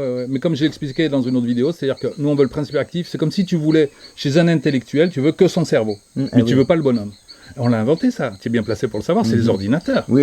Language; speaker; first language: French; native; French